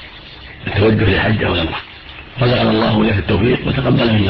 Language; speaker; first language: Arabic; native; Arabic